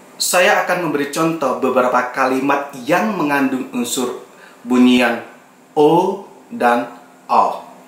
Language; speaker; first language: Indonesian; native; Indonesian